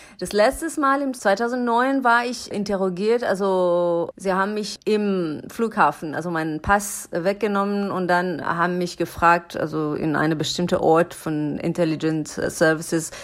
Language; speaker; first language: German; non-native, learner; Persian